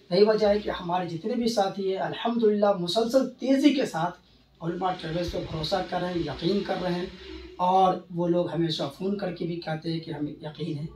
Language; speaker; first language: Hindi; native; Hindi